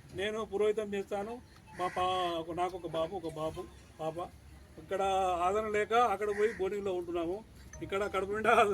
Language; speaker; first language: Telugu; native; Telugu